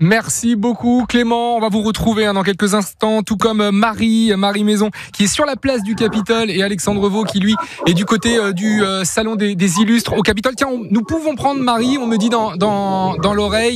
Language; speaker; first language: French; native; French